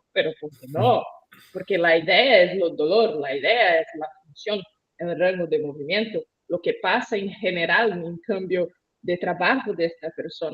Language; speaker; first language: Spanish; non-native, learner; Portuguese